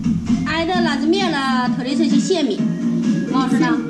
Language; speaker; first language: Russian; non-native, learner; Chinese